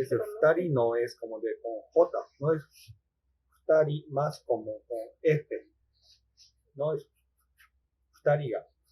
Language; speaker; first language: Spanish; non-native, fluent; Japanese